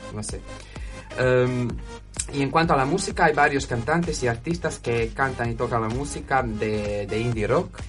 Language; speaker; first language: Spanish; non-native, fluent; Croatian